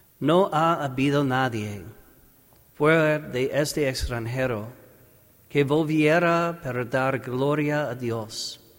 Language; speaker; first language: Spanish; non-native, learner; English